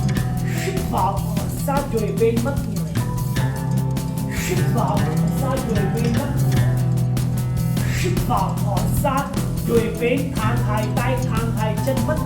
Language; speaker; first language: Vietnamese; non-native, learner; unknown